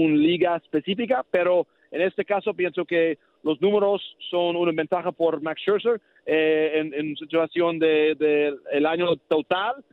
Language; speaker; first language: Spanish; non-native, learner; English